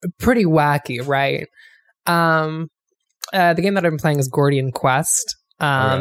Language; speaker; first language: English; native; English